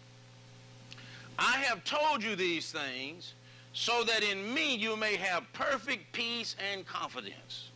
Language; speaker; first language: English; native; English